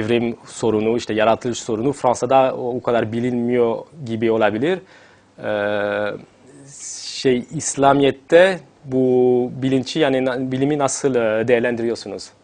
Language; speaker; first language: Turkish; non-native, fluent; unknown